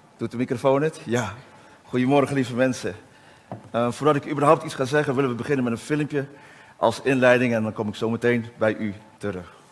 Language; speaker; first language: Dutch; native; Dutch